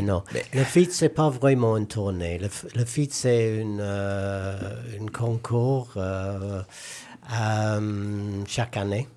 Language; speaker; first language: French; non-native, learner; English